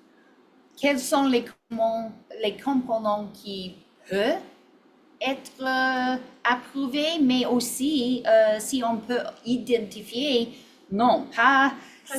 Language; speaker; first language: French; non-native, learner; English